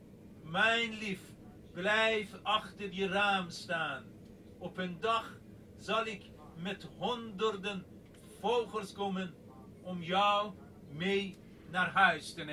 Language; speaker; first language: Dutch; non-native, fluent; Persian